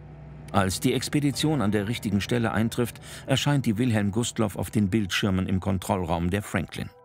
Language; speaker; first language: German; native; German